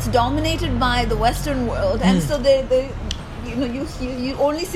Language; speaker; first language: English; non-native, local second language; Malayalam